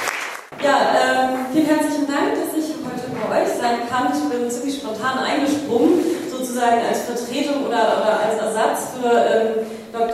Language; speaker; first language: German; native; German